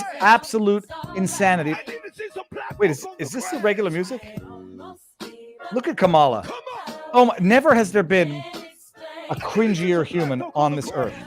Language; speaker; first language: English; native; English